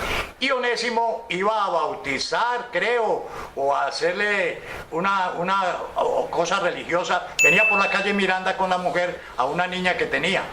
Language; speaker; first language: Spanish; native; Spanish